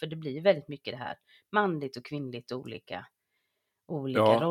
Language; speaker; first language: Swedish; native; Swedish